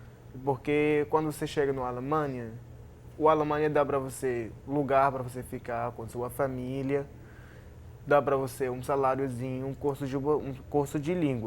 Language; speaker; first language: Portuguese; non-native, learner; Arabic